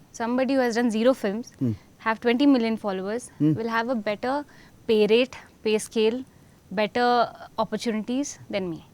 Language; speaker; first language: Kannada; non-native, fluent; Hindi